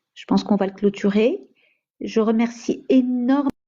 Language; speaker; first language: French; non-native, local second language; Arabic